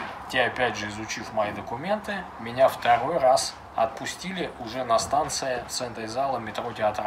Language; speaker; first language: Russian; native; Russian